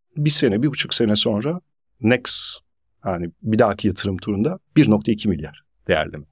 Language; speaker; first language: Turkish; early bilingual, heritage; Turkish